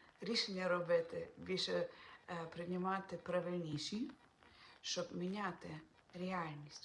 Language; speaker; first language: Ukrainian; non-native, local second language; Russian